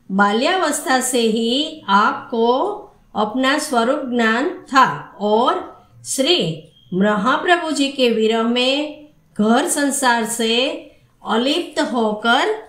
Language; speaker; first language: Hindi; non-native, local second language; Gujarati